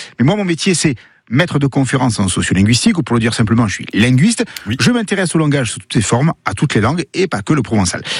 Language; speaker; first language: French; native; French